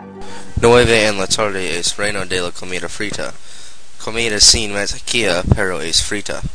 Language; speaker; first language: Spanish; non-native, learner; English